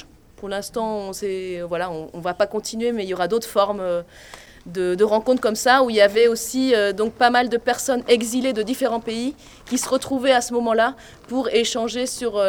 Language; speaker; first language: French; native; French